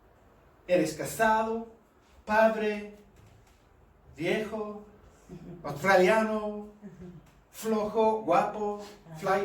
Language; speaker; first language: Spanish; non-native, fluent; English